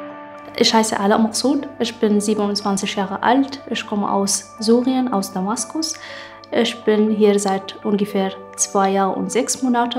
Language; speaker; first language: German; non-native, fluent; Arabic